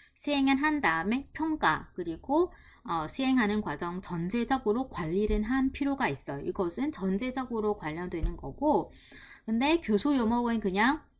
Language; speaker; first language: Korean; non-native, fluent; Vietnamese